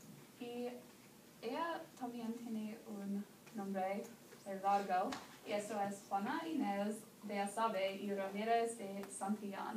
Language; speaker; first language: Spanish; non-native, learner; English